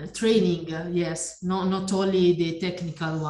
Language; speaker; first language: English; non-native, learner; Italian